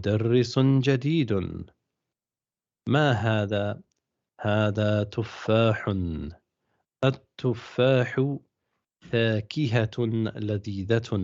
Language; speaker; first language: Arabic; non-native, fluent; English